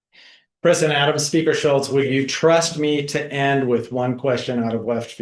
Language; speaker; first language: English; native; English